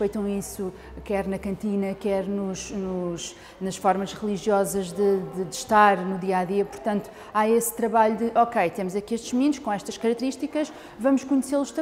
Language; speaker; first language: Portuguese; native; Portuguese